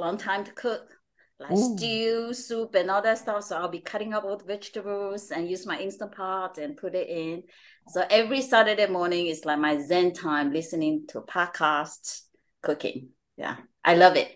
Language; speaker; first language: English; non-native, local second language; Chinese